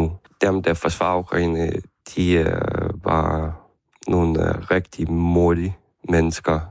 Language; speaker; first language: Danish; non-native, fluent; Ukrainian